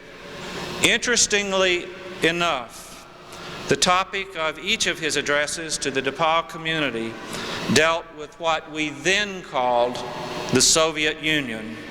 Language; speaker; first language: English; native; English